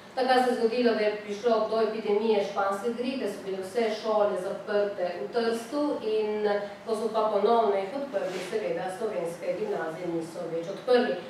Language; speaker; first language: Slovenian; native; Slovenian